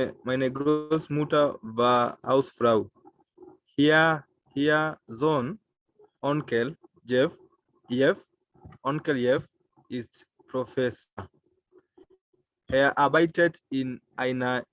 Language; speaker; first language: German; non-native, learner; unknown